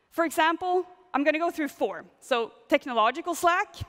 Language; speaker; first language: English; non-native, fluent; Swedish